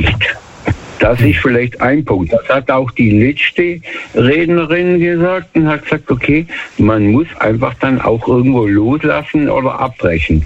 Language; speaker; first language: German; native; German